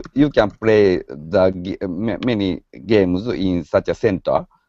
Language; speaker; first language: English; non-native, learner; Japanese